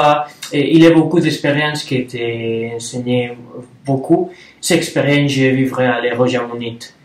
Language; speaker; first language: French; non-native, learner; Spanish